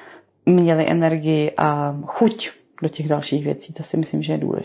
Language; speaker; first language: Czech; native; Czech